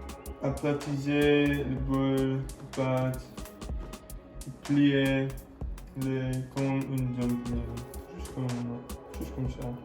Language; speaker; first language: French; non-native, learner; English